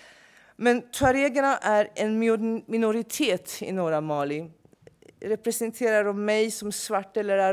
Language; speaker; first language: Swedish; non-native, fluent; English